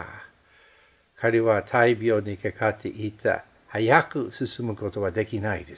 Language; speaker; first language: Japanese; non-native, fluent; English